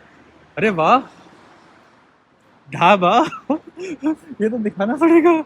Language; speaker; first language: Hindi; native; Hindi